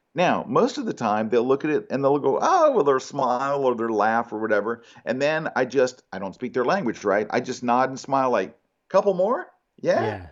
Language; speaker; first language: English; early bilingual, other home language; Spanish